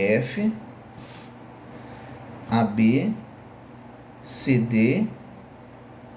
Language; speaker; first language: Portuguese; native; Portuguese